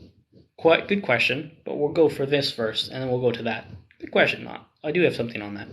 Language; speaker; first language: English; native; English